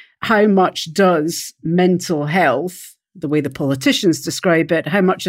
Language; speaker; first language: English; native; English